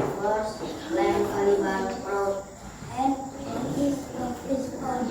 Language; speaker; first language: English; non-native, learner; Indonesian